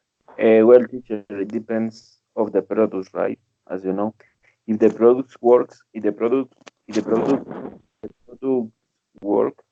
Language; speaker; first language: English; non-native, learner; Spanish